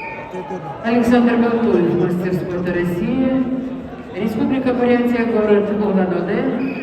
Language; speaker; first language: Russian; native; Russian